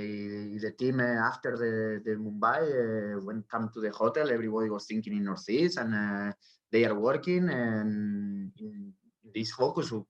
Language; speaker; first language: English; non-native, learner; Spanish